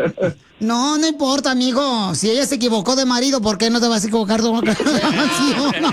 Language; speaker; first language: Spanish; native; Spanish